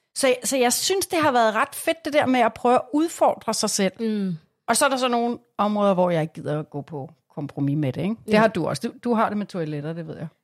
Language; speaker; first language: Danish; native; Danish